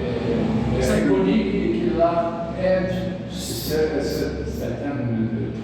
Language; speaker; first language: French; non-native, learner; Portuguese